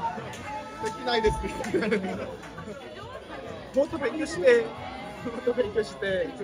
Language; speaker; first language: Japanese; non-native, learner; Korean